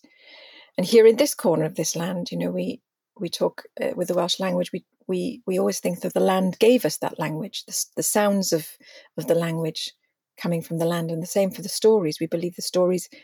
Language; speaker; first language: English; native; English